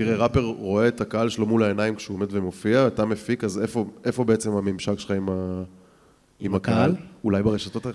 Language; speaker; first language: Hebrew; native; Hebrew